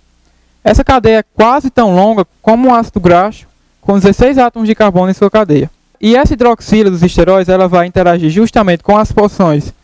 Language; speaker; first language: Portuguese; native; Portuguese